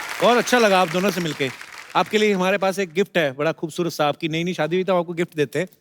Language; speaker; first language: Hindi; non-native, local second language; Punjabi